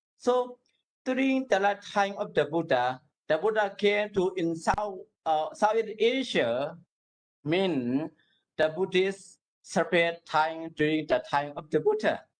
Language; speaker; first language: English; non-native, learner; Burmese